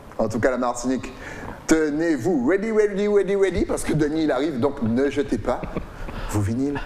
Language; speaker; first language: French; native; French